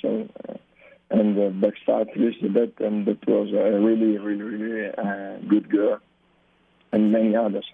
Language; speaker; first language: English; non-native, learner; Italian